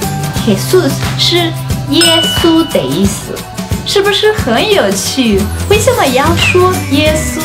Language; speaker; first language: Chinese; non-native, fluent; Spanish